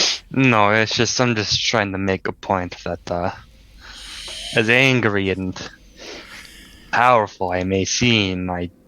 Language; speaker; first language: English; native; English